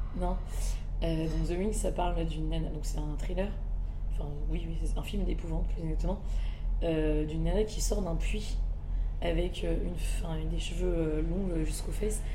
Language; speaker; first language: French; early bilingual, other home language; Malagasy